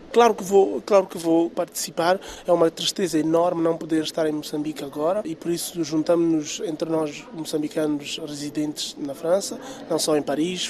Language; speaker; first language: Portuguese; non-native, local second language; Tsonga